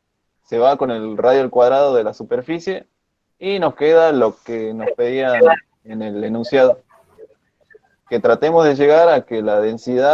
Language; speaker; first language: Spanish; native; Spanish